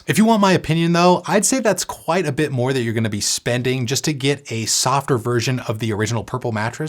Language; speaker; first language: English; native; English